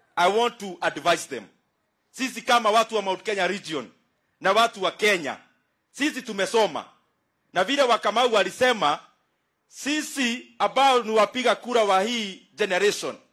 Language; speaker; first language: Swahili; non-native, local second language; Kikuyu